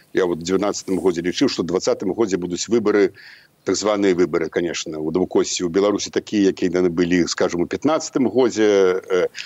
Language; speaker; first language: Belarusian; native; Belarusian